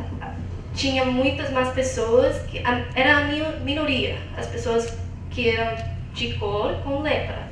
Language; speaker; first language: Portuguese; non-native, fluent; English